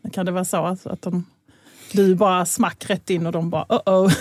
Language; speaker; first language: Swedish; native; Swedish